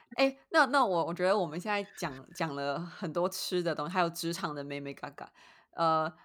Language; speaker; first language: Chinese; native; Chinese